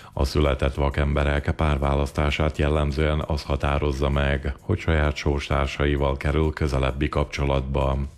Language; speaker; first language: Hungarian; native; Hungarian